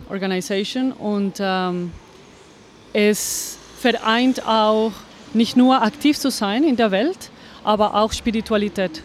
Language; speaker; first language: German; non-native, fluent; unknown